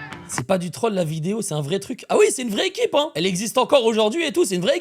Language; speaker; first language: French; native; French